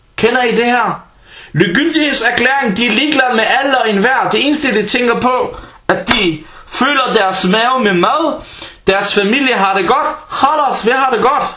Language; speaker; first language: Danish; early bilingual, other home language; Arabic